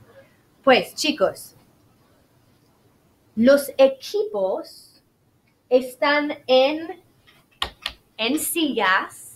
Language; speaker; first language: Spanish; non-native, fluent; English